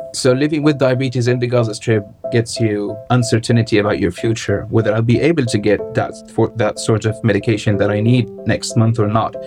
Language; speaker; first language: English; non-native, fluent; Arabic